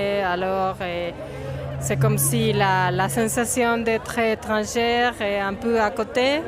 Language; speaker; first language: French; non-native, fluent; Spanish